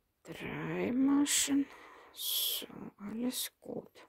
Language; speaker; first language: German; non-native, learner; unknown